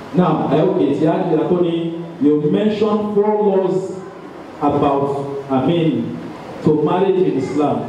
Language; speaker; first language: English; non-native, local second language; Yoruba